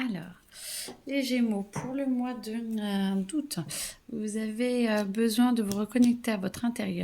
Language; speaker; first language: French; native; French